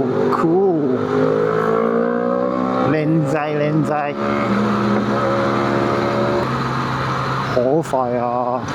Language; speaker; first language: Chinese; non-native, learner; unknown